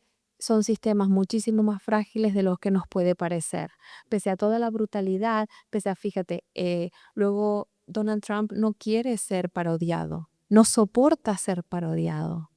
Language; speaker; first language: Spanish; native; Spanish